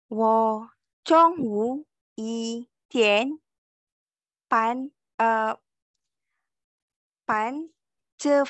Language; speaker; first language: Chinese; non-native, learner; Malay